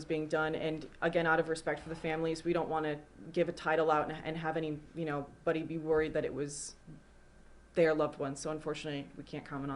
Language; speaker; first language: English; native; English